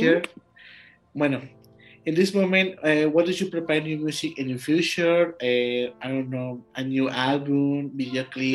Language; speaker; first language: English; non-native, learner; Spanish